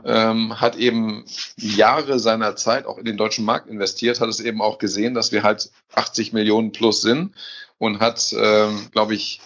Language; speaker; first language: German; native; German